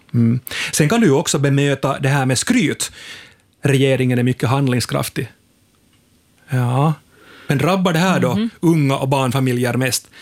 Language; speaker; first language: Swedish; native; Swedish